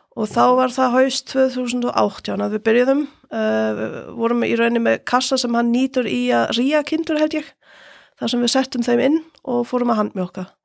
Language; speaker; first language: Icelandic; non-native, fluent; German